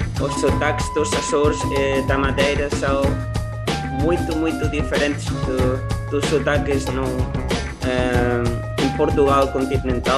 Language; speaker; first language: Portuguese; non-native, learner; Spanish